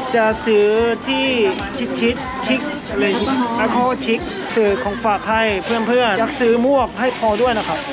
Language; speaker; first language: Thai; non-native, fluent; Korean